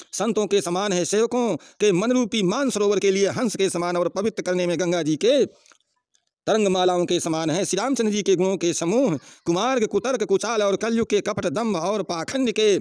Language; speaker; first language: Hindi; native; Hindi